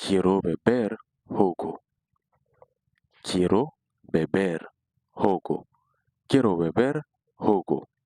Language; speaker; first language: Spanish; non-native, fluent; Haitian Creole